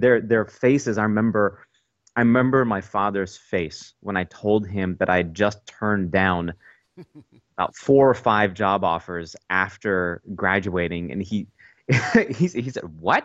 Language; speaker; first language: English; native; English